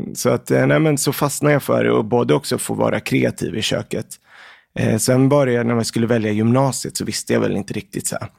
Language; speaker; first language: Swedish; early bilingual, other home language; Arabic